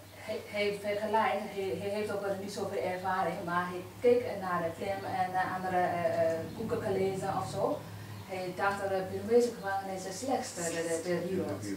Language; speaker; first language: Dutch; non-native, learner; Burmese